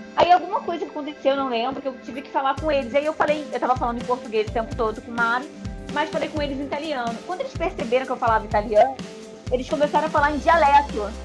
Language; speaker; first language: Portuguese; native; Portuguese